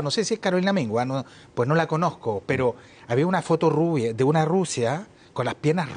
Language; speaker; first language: Spanish; native; Spanish